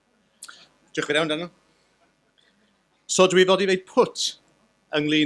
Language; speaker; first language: Welsh; native; Welsh